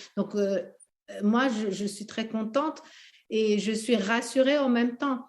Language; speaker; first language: French; early bilingual, other home language; Arabic